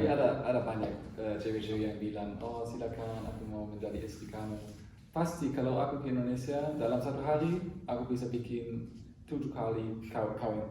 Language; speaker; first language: Indonesian; non-native, learner; German